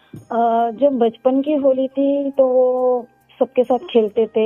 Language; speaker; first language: Hindi; non-native, local second language; Marathi